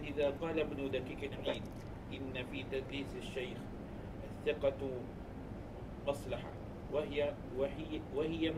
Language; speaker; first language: Arabic; non-native, learner; Malay